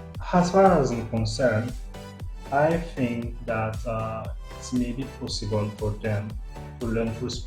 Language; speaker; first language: English; non-native, fluent; French